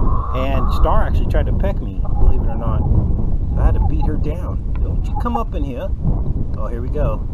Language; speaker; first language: English; native; English